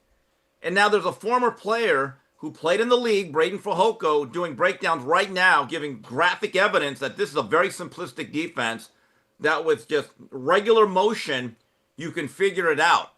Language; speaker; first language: English; native; English